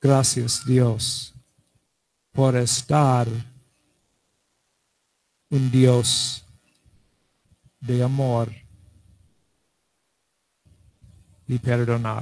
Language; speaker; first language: Spanish; non-native, learner; English